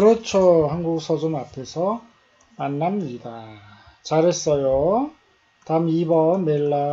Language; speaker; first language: Korean; native; Korean